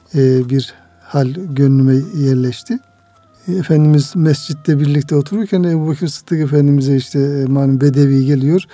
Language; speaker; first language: Turkish; native; Turkish